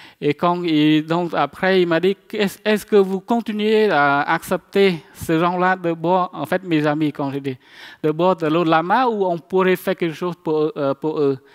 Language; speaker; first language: French; non-native, fluent; Khmer